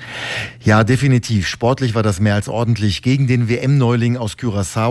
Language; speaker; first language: German; native; German